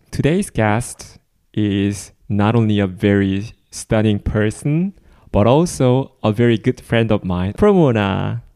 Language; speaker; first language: English; non-native, fluent; Korean